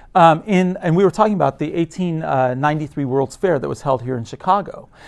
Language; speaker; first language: English; early bilingual, other home language; Arabic